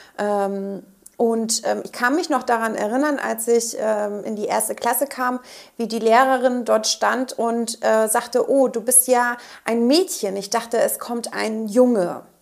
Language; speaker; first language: German; native; German